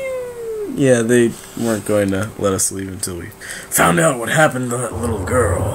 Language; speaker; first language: English; native; English